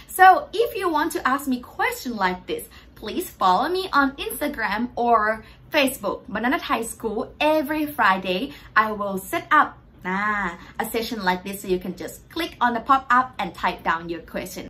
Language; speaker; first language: English; non-native, fluent; Thai